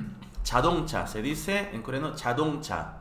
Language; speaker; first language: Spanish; non-native, fluent; Korean